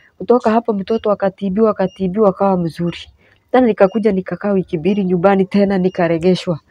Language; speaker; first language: Swahili; non-native, local second language; Kikuyu